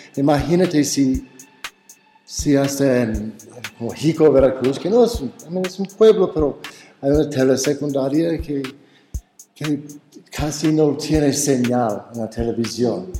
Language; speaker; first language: Spanish; non-native, fluent; English